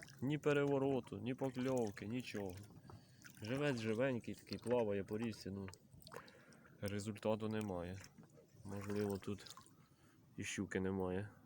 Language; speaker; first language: Ukrainian; native; Ukrainian